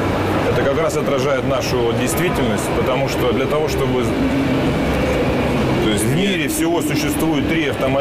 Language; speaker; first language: Russian; native; Russian